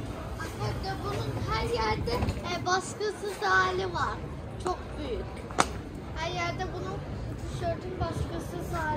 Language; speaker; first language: Turkish; early bilingual, heritage; Turkish